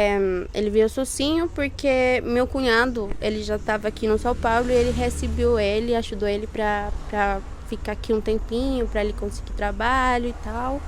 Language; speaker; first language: Portuguese; non-native, fluent; Spanish